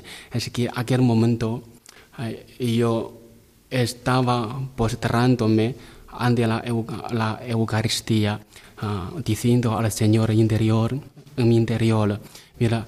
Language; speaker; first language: Spanish; non-native, learner; Chinese